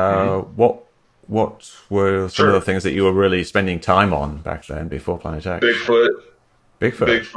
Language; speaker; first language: English; native; English